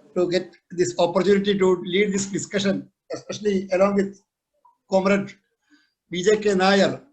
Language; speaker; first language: English; non-native, local second language; Malayalam